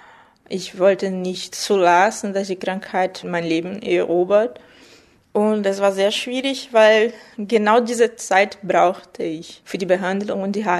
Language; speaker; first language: German; non-native, fluent; Portuguese